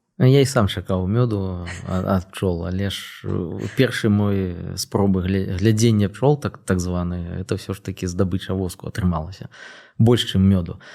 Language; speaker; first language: Belarusian; non-native, local second language; Russian